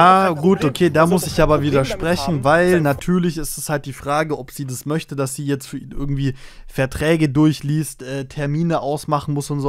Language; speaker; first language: German; native; German